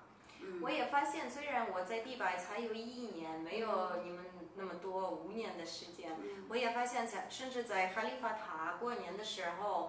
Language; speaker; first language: Chinese; non-native, fluent; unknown